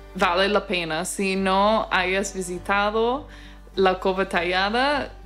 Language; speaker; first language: Spanish; non-native, fluent; English